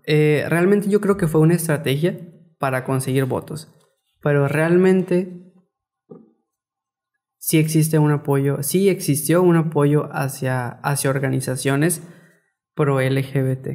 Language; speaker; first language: Spanish; native; Spanish